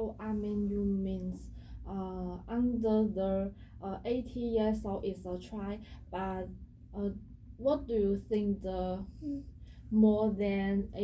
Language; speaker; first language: English; non-native, learner; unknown